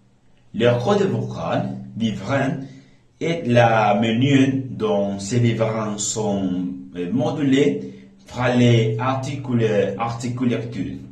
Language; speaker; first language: French; non-native, learner; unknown